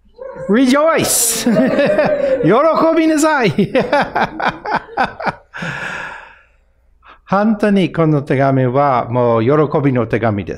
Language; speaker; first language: Japanese; non-native, fluent; English